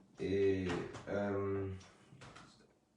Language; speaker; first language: French; early bilingual, other home language; Lingala